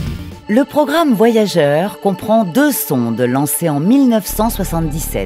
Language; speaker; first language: French; native; French